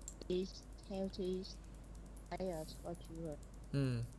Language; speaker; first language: English; non-native, learner; Vietnamese